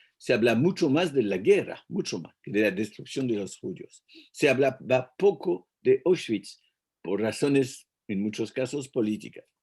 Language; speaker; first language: Spanish; non-native, fluent; French